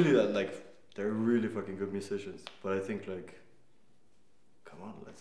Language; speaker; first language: English; non-native, fluent; Danish